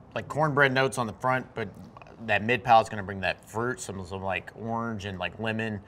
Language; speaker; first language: English; native; English